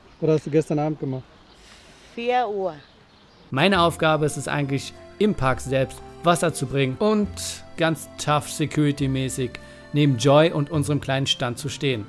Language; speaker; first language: German; native; German